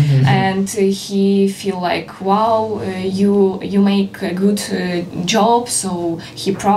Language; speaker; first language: English; non-native, learner; Ukrainian